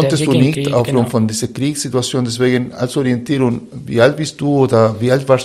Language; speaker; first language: German; non-native, fluent; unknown